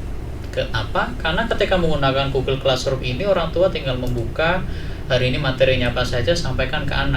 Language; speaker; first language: Indonesian; native; Indonesian